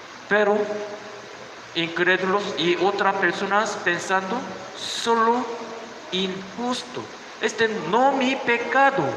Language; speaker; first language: Spanish; non-native, learner; Korean